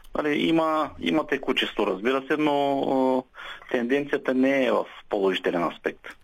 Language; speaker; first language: Bulgarian; native; Bulgarian